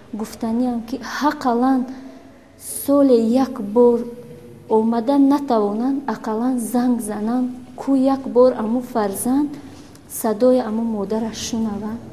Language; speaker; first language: Tajik; non-native, local second language; Shughni